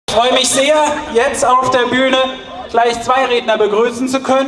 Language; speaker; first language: German; native; German